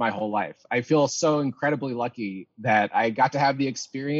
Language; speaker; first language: English; native; English